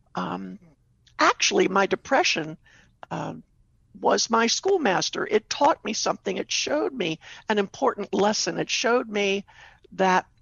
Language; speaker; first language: English; native; English